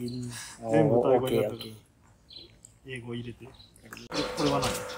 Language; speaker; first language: Japanese; non-native, fluent; Thai